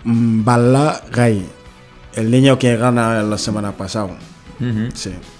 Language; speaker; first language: Spanish; non-native, learner; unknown